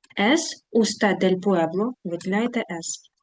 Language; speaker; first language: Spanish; non-native, fluent; Ukrainian